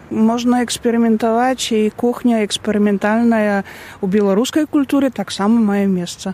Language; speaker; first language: Belarusian; native; Belarusian